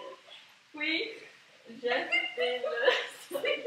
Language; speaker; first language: French; non-native, learner; English